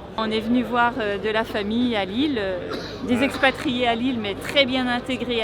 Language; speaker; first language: French; native; French